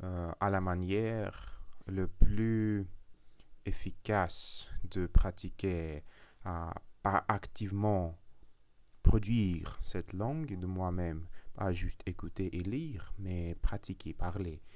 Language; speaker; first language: French; non-native, learner; Russian